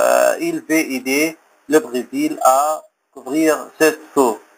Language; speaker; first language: French; non-native, learner; Arabic